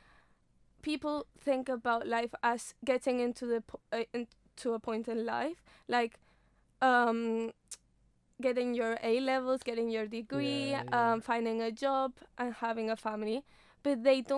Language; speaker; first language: English; non-native, fluent; Spanish